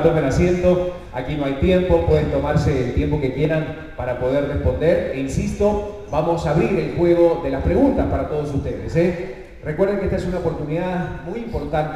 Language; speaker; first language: Spanish; native; Spanish